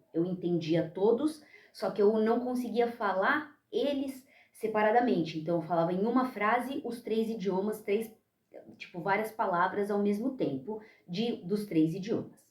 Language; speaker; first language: Portuguese; early bilingual, heritage; Portuguese